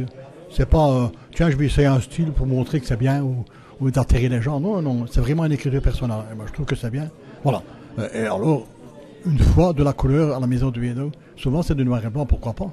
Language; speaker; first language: French; native; French